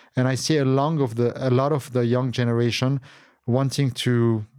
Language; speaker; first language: English; non-native, fluent; Arabic